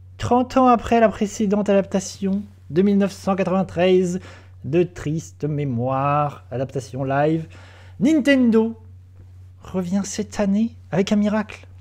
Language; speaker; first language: French; native; French